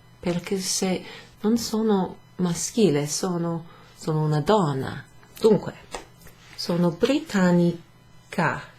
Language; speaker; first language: Italian; non-native, fluent; English